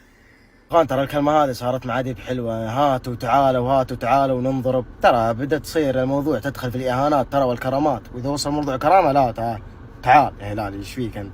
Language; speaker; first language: Arabic; native; Arabic